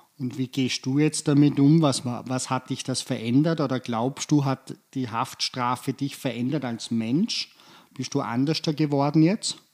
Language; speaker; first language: German; native; German